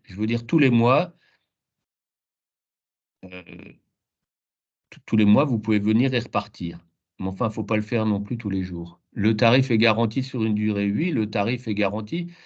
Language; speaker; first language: French; native; French